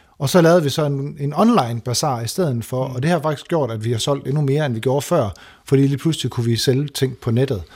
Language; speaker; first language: Danish; native; Danish